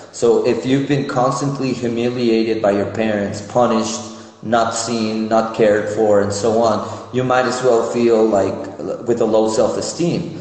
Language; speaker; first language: English; non-native, fluent; Spanish